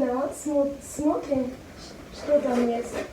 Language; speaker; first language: Russian; non-native, learner; Armenian